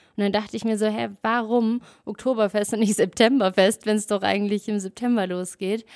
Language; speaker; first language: German; native; German